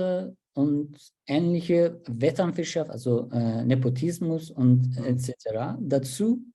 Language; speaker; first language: German; non-native, learner; Turkish